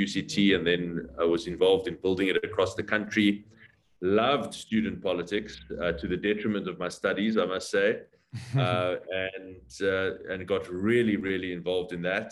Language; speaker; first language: English; native; English